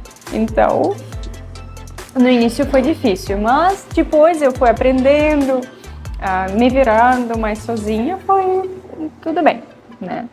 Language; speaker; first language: Portuguese; non-native, fluent; Russian